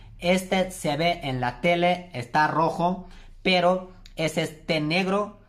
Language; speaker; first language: Spanish; non-native, learner; Turkish